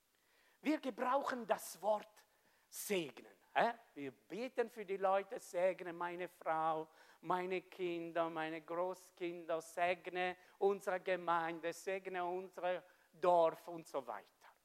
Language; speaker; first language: German; non-native, fluent; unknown